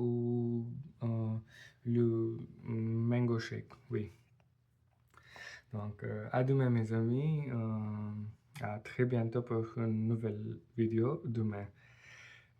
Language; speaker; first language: French; non-native, learner; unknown